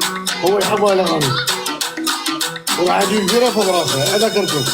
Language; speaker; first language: Arabic; native; Arabic